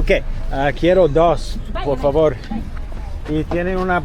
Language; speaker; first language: Spanish; non-native, learner; English